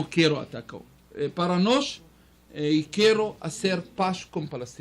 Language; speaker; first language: Spanish; non-native, learner; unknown